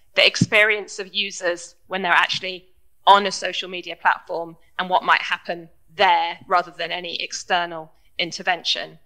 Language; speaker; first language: English; native; English